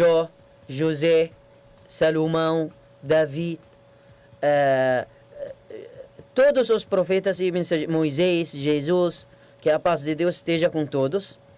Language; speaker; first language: Portuguese; non-native, learner; Arabic